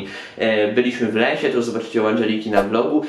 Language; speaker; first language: Polish; native; Polish